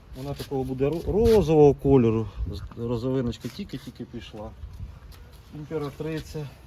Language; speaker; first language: Ukrainian; native; Ukrainian